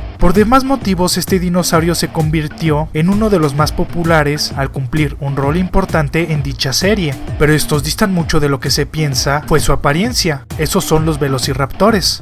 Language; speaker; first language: Spanish; native; Spanish